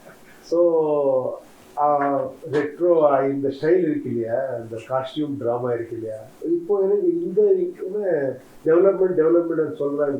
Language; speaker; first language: Tamil; non-native, learner; Kannada